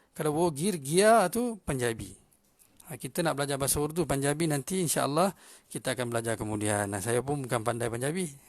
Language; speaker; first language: Malay; native; Malay